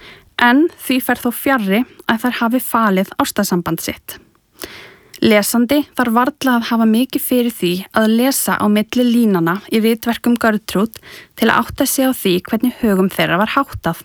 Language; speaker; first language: Icelandic; native; Icelandic